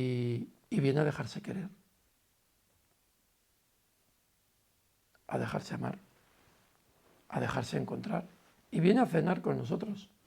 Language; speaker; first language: Spanish; native; Spanish